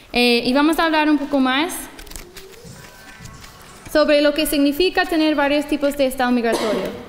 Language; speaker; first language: Spanish; non-native, fluent; English